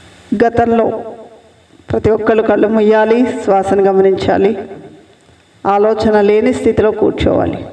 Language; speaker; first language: Telugu; native; Telugu